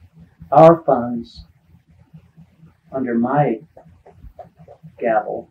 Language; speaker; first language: English; native; English